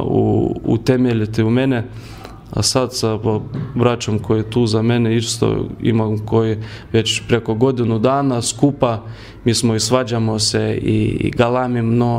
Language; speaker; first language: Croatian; non-native, learner; Lithuanian